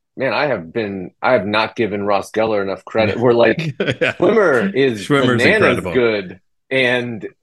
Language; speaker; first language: English; native; English